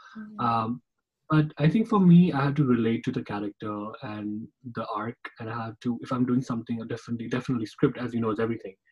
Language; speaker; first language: English; non-native, local second language; Kashmiri